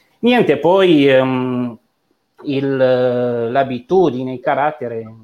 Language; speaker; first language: Italian; non-native, fluent; Romanian